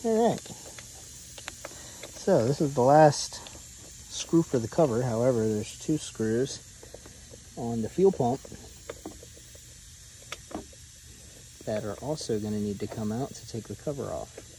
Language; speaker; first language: English; native; English